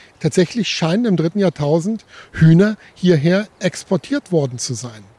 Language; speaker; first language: German; native; German